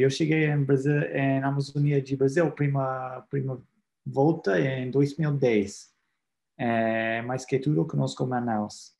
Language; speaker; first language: Portuguese; non-native, fluent; English